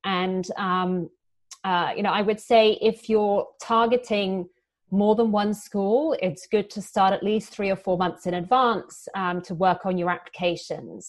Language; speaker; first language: English; native; English